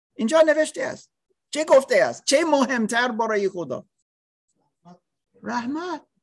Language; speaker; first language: Persian; non-native, learner; English